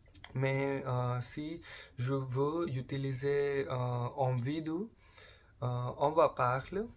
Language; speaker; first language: French; non-native, learner; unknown